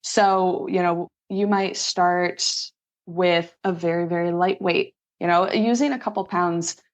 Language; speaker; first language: English; native; English